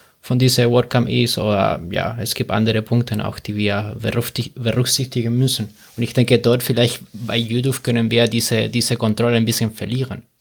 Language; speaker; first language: German; non-native, fluent; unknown